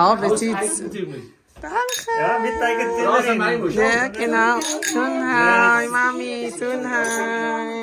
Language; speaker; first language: German; non-native, learner; Thai